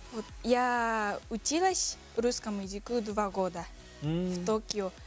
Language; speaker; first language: Russian; non-native, learner; Japanese